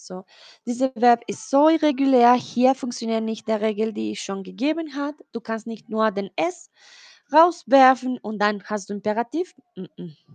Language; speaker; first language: German; non-native, learner; Spanish